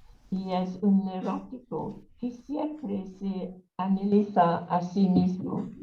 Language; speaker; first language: Spanish; non-native, learner; English